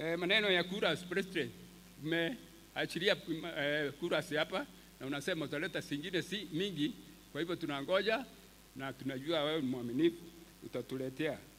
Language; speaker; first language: Swahili; non-native, local second language; Meru